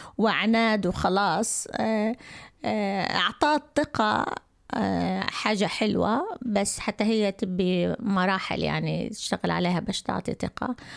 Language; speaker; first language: Arabic; native; Arabic